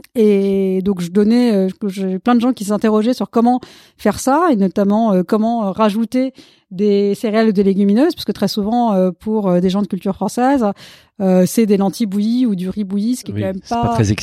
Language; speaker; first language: French; non-native, fluent; Malayalam